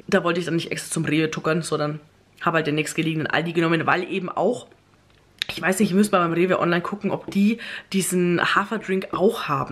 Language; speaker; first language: German; native; German